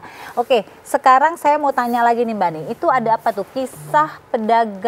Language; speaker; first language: Indonesian; native; Indonesian